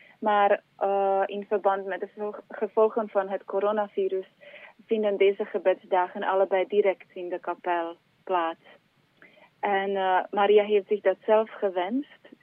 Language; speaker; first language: Dutch; non-native, fluent; Slovak